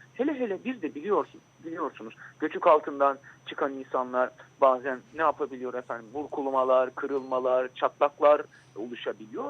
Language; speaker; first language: Turkish; native; Turkish